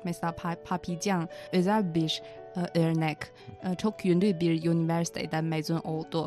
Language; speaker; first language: Turkish; non-native, fluent; Chinese